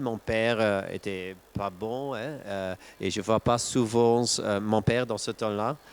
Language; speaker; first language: French; non-native, local second language; Dutch